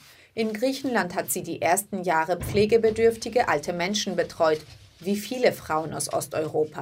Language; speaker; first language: German; early bilingual, other home language; Greek